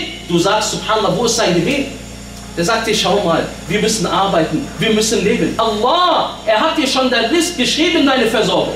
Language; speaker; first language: German; early bilingual, other home language; Arabic